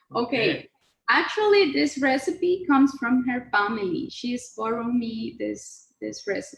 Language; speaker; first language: English; non-native, learner; Spanish